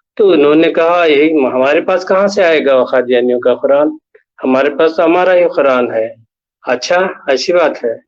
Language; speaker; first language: Urdu; native; Urdu